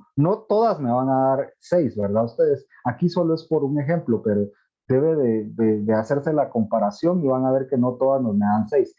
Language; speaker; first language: Spanish; native; Spanish